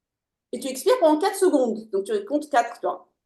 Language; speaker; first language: French; native; French